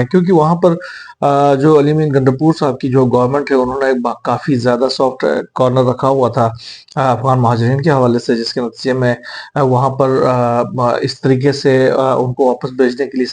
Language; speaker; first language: Urdu; native; Urdu